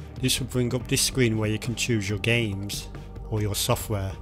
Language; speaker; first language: English; native; English